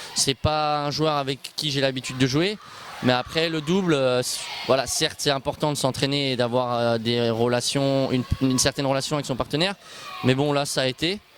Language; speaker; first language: French; early bilingual, other home language; Bosnian